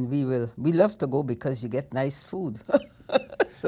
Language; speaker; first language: English; native; English